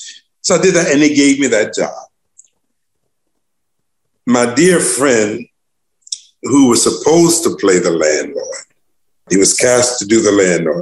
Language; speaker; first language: English; native; English